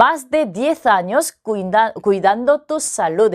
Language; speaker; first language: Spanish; non-native, fluent; Korean